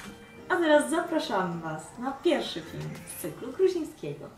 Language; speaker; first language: Polish; native; Polish